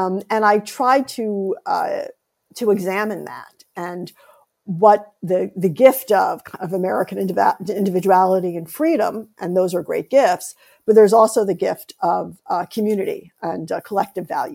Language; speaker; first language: English; native; English